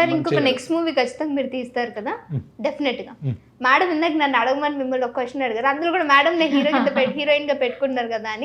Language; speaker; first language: Telugu; native; Telugu